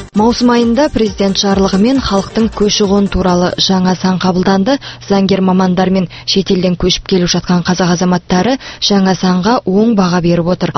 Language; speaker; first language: Kazakh; native; Kazakh